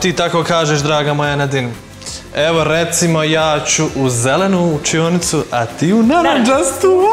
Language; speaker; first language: Croatian; native; Croatian